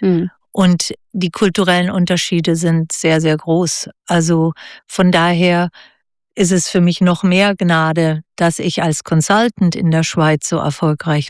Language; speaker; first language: German; native; German